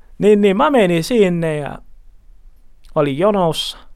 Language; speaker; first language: Finnish; non-native, learner; Portuguese